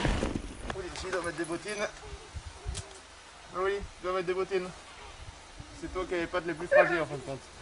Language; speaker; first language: French; native; French